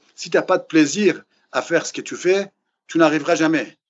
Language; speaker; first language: French; non-native, fluent; Persian